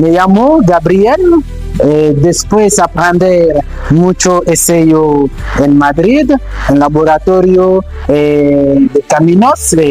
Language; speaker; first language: Spanish; non-native, learner; French